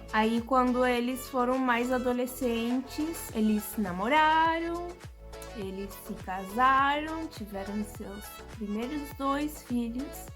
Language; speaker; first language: Portuguese; early bilingual, other home language; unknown